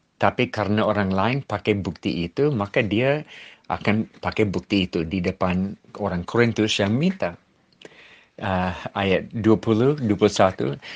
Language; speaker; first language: Malay; non-native, fluent; English